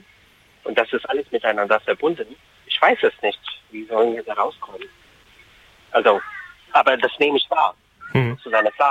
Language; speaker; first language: German; non-native, fluent; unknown